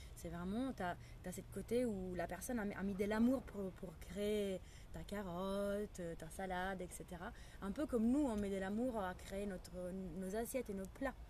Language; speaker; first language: French; non-native, fluent; Italian